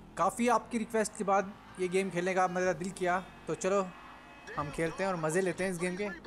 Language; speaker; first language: Hindi; native; Hindi